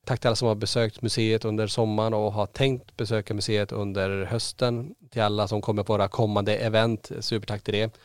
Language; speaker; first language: Swedish; native; Swedish